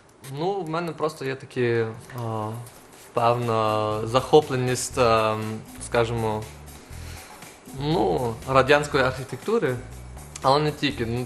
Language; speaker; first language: Ukrainian; non-native, fluent; German